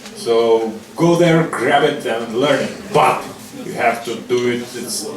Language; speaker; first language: English; non-native, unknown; Lithuanian